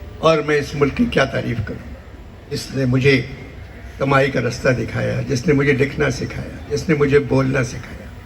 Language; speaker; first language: Urdu; native; Urdu